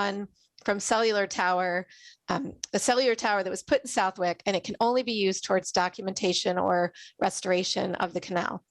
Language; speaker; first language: English; native; English